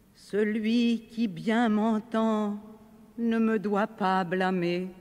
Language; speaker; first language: French; native; French